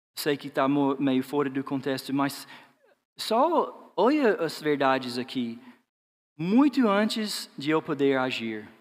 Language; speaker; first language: Portuguese; non-native, fluent; English